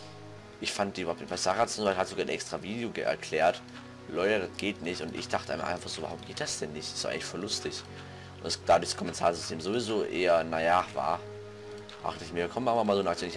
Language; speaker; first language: German; native; German